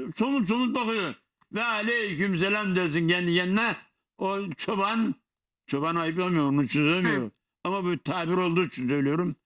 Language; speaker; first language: Turkish; native; Turkish